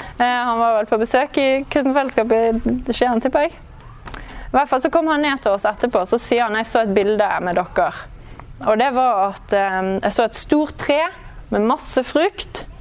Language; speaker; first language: Norwegian; native; Norwegian